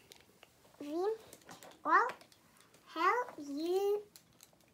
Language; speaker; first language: English; non-native, learner; Russian